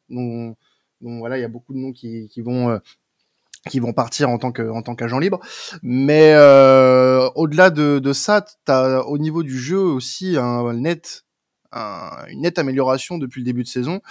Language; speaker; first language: French; native; French